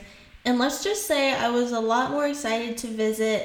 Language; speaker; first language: English; non-native, fluent; French